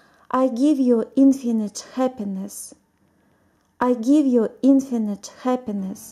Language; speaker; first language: English; non-native, fluent; Russian